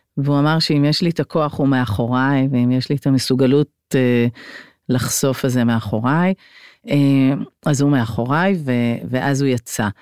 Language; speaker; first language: Hebrew; native; Hebrew